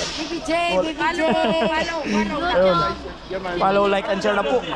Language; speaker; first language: Filipino; native; Filipino